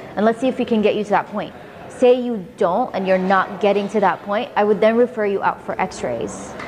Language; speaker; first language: English; early bilingual, other home language; Arabic